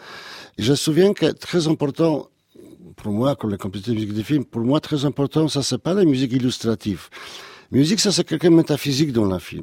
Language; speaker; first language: French; non-native, learner; Polish